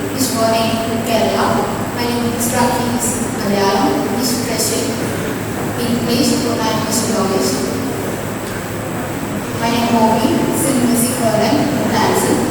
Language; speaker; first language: German; non-native, learner; Malayalam